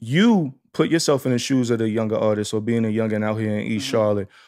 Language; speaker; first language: English; native; English